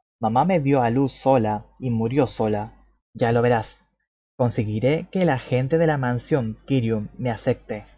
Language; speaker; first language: Spanish; native; Spanish